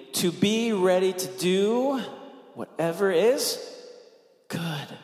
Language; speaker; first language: English; native; English